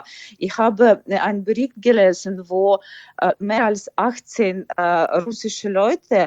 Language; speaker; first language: German; non-native, fluent; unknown